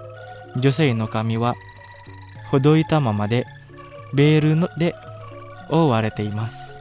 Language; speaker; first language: Japanese; non-native, fluent; Indonesian